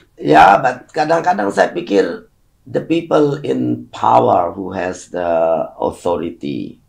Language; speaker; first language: English; non-native, fluent; Indonesian